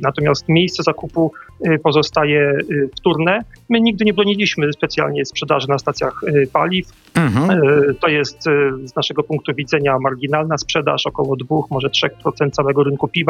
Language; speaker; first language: Polish; native; Polish